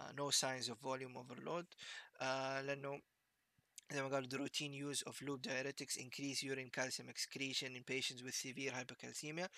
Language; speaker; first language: English; non-native, fluent; Arabic